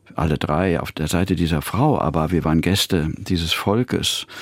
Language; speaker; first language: German; native; German